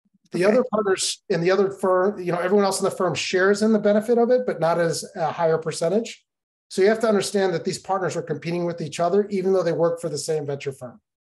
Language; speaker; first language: English; native; English